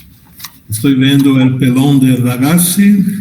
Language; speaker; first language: Spanish; non-native, fluent; Portuguese